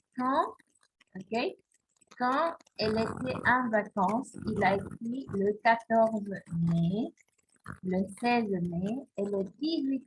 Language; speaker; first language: French; non-native, fluent; Spanish